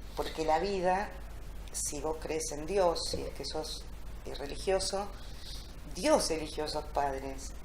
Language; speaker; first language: Spanish; early bilingual, other home language; Italian